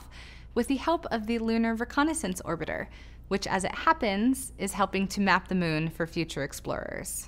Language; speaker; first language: English; native; English